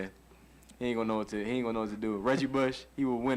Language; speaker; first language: English; native; English